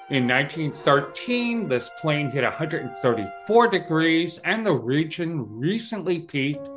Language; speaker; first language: English; native; English